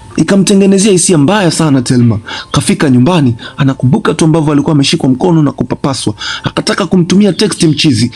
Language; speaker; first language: Swahili; native; Swahili